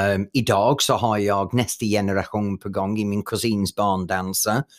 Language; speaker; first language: Swedish; non-native, fluent; English